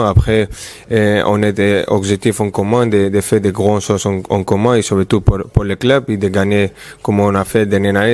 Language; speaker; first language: French; non-native, fluent; Spanish